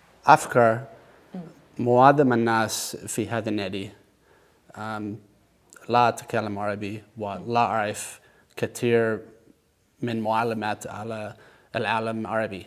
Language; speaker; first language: Arabic; non-native, learner; English